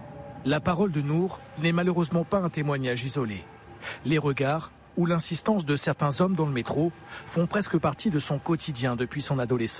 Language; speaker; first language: French; native; French